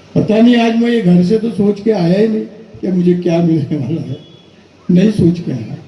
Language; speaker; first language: Hindi; non-native, local second language; Marathi